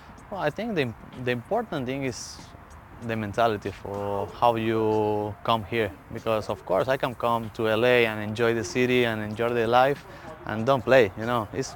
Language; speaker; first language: English; non-native, fluent; Spanish